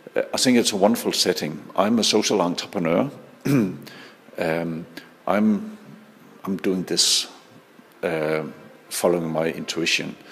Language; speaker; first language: English; non-native, fluent; Danish